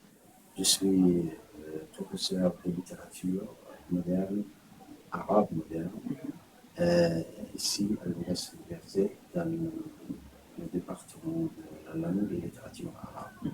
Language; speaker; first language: French; non-native, fluent; Arabic